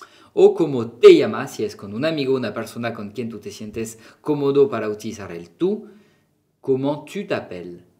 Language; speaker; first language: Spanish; non-native, fluent; French